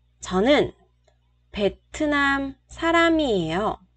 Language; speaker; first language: Korean; non-native, fluent; Vietnamese